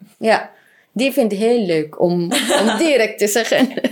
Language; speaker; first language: Dutch; non-native, learner; Arabic